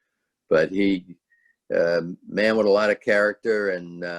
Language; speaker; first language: English; native; English